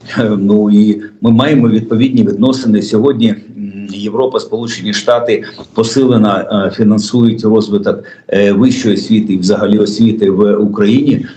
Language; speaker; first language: Ukrainian; native; Ukrainian